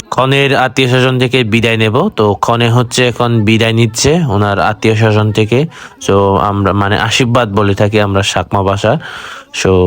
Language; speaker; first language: Bangla; non-native, local second language; Chakma